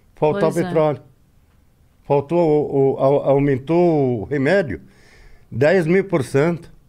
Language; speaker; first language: Portuguese; non-native, fluent; Arabic